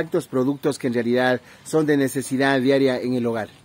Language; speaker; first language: Spanish; native; Spanish